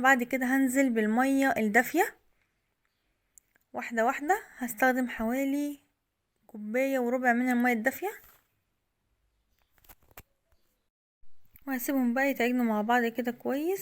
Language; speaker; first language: Arabic; native; Arabic